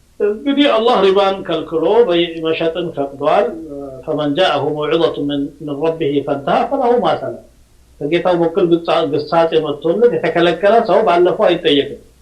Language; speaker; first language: Amharic; non-native, local second language; Oromo